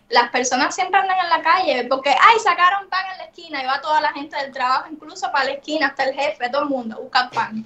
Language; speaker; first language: Spanish; native; Spanish